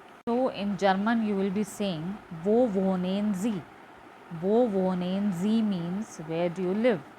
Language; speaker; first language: German; non-native, learner; Hindi